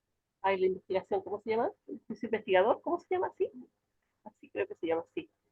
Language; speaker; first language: Spanish; native; Spanish